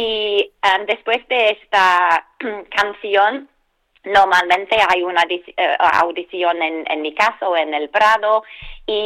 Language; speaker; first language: Spanish; non-native, fluent; English